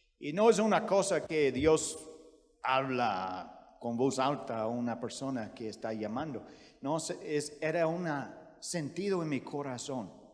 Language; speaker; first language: Spanish; non-native, fluent; English